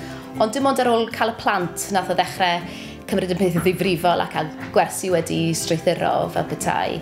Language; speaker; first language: Welsh; native; Welsh